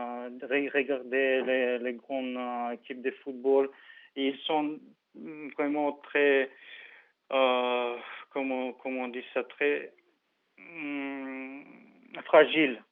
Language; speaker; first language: French; non-native, fluent; Bulgarian